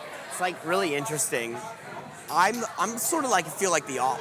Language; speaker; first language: English; native; English